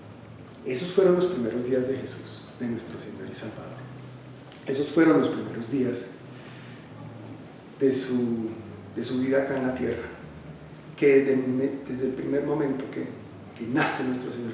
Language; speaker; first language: Spanish; native; Spanish